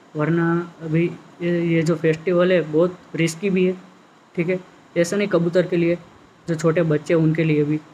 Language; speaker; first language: Hindi; non-native, local second language; Gujarati